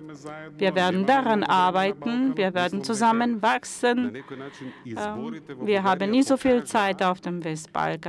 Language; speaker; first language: German; non-native, fluent; Macedonian